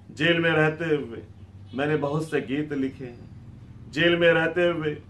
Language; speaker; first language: Hindi; native; Hindi